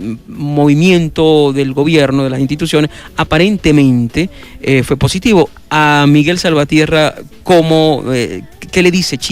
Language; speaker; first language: Spanish; native; Spanish